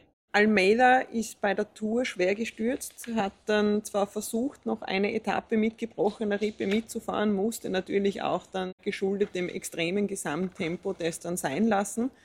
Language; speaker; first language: German; native; German